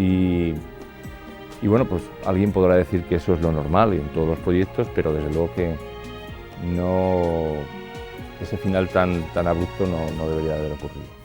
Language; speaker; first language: Spanish; native; Spanish